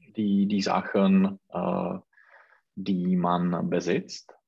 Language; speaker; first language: German; non-native, learner; Czech